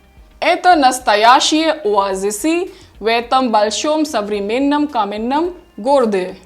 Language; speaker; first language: Russian; non-native, fluent; Hindi